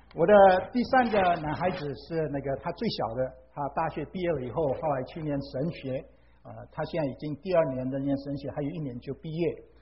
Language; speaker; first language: Chinese; non-native, fluent; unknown